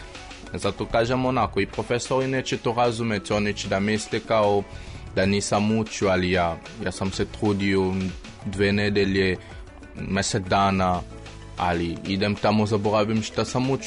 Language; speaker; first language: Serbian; non-native, learner; French